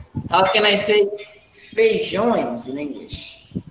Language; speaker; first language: English; non-native, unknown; Portuguese